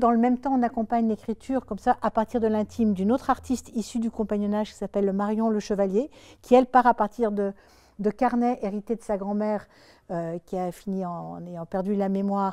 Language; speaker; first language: French; native; French